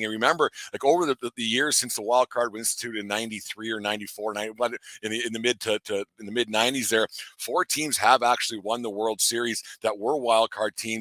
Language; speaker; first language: English; native; English